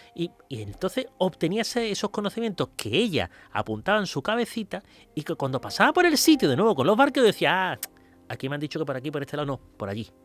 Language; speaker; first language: Spanish; native; Spanish